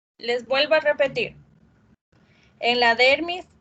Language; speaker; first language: Spanish; native; Spanish